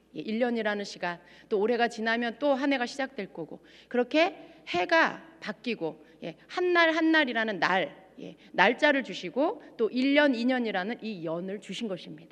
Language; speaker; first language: Korean; native; Korean